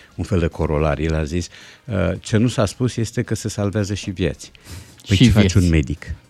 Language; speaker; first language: Romanian; native; Romanian